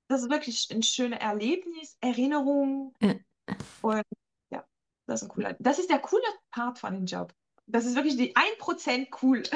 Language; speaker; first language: German; non-native, fluent; French